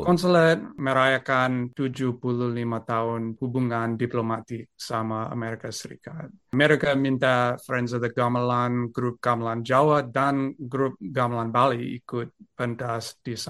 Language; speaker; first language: Indonesian; non-native, learner; English